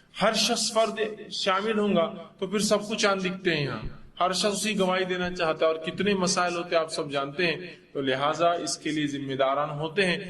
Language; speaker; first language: Urdu; native; Urdu